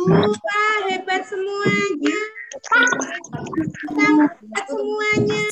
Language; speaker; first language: Indonesian; native; Indonesian